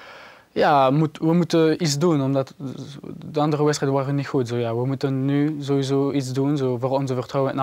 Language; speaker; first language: Dutch; non-native, learner; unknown